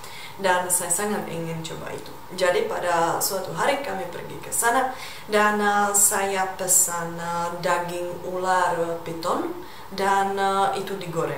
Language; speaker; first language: Indonesian; non-native, fluent; Czech